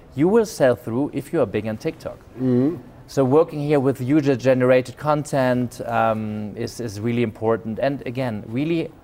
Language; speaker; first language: English; non-native, fluent; German